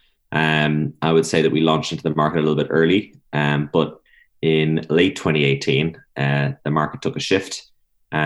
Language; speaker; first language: English; native; English